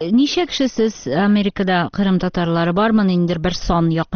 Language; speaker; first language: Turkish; non-native, learner; Tatar